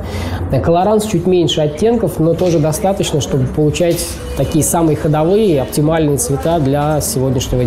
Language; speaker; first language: Russian; native; Russian